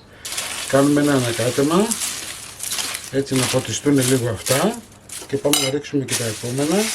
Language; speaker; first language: Greek; native; Greek